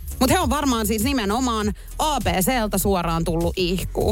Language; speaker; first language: Finnish; native; Finnish